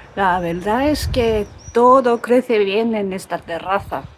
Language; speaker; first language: Spanish; non-native, fluent; Japanese